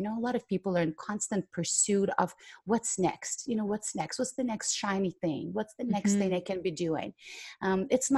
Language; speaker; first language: English; non-native, fluent; Ukrainian